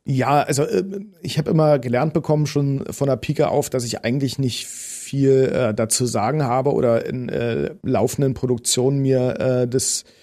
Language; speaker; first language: German; native; German